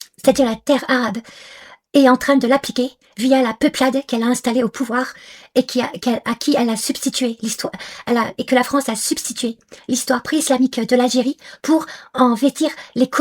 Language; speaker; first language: French; non-native, local second language; Arabic